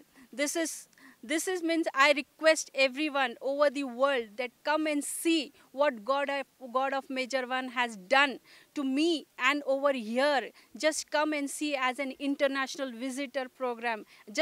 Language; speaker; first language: English; non-native, local second language; Hindi